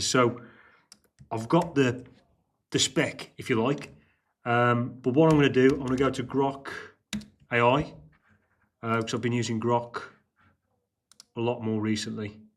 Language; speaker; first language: English; native; English